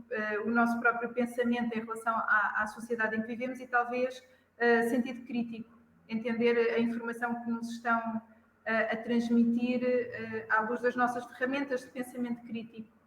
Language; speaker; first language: Portuguese; native; Portuguese